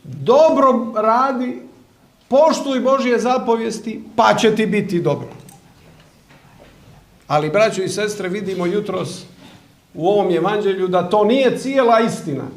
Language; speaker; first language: Croatian; native; Croatian